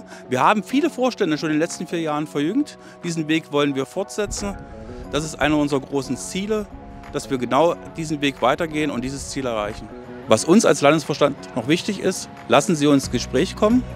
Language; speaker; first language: German; native; German